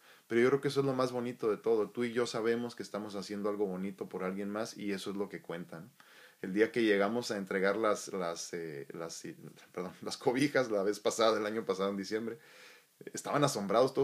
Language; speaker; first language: Spanish; native; Spanish